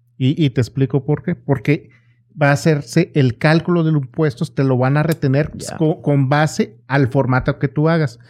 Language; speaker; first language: Spanish; native; Spanish